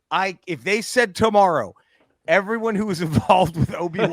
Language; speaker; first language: English; native; English